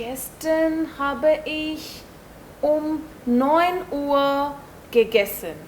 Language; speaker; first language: German; non-native, learner; Hindi